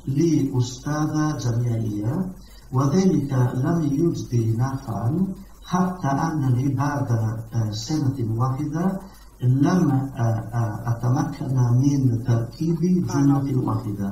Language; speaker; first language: Arabic; non-native, learner; Italian